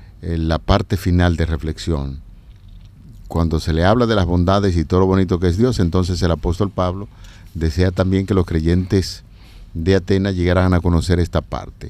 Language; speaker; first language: Spanish; native; Spanish